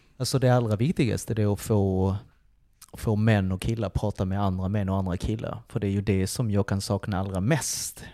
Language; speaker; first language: Swedish; early bilingual, other home language; Spanish